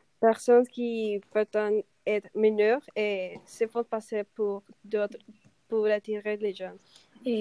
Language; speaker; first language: French; non-native, learner; Spanish